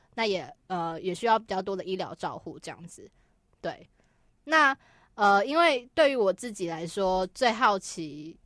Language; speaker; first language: Chinese; native; Chinese